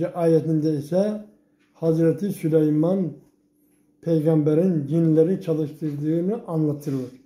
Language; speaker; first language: Turkish; native; Turkish